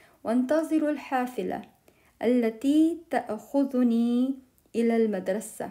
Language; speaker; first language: Arabic; non-native, fluent; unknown